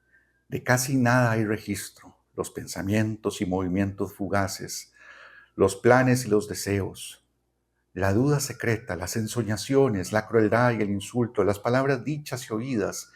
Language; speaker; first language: Spanish; native; Spanish